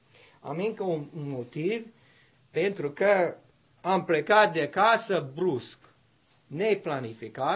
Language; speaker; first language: Romanian; non-native, learner; English